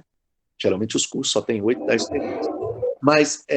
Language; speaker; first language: Portuguese; native; Portuguese